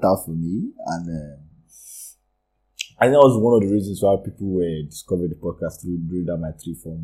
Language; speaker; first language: English; non-native, local second language; Yoruba